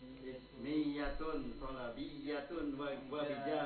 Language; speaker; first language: Arabic; non-native, learner; Indonesian